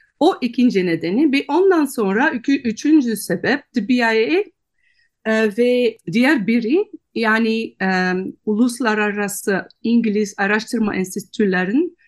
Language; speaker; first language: Turkish; non-native, fluent; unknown